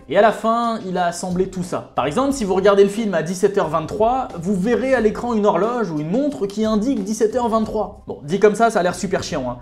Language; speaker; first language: French; native; French